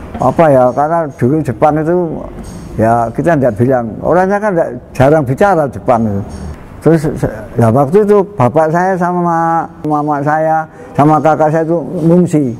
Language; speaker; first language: Indonesian; non-native, local second language; Javanese